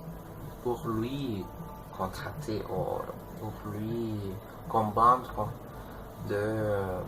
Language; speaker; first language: French; non-native, learner; Spanish